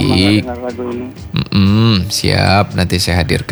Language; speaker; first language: Indonesian; native; Indonesian